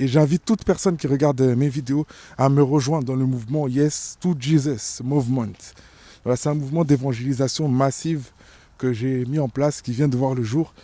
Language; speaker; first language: French; native; French